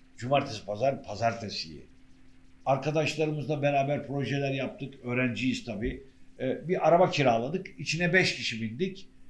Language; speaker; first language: Turkish; native; Turkish